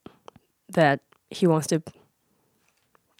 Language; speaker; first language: English; non-native, learner; Japanese